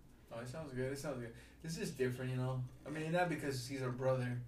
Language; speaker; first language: English; early bilingual, other home language; Spanish